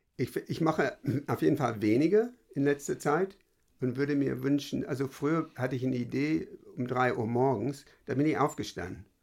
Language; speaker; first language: German; non-native, fluent; English